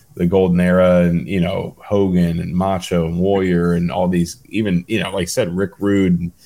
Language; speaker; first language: English; native; English